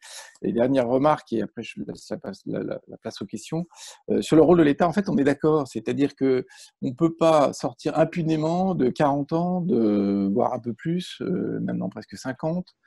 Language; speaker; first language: French; native; French